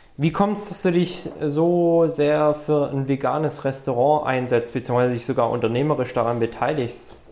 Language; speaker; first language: German; native; German